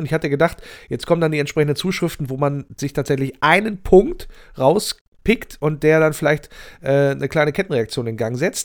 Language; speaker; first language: German; native; German